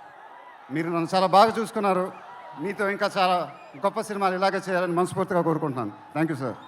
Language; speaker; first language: Telugu; native; Telugu